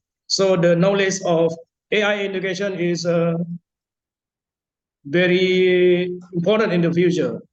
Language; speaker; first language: English; non-native, fluent; Indonesian